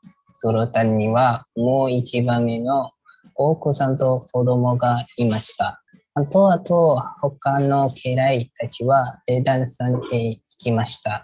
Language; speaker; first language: Japanese; non-native, learner; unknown